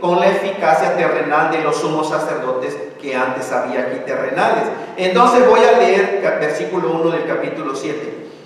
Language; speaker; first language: Spanish; native; Spanish